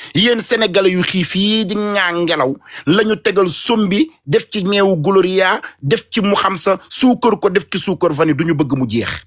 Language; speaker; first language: Wolof; native; Wolof